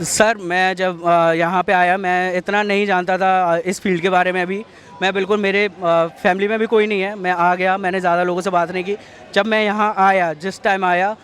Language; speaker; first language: Hindi; native; Hindi